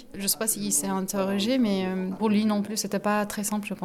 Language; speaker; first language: French; non-native, fluent; Turkish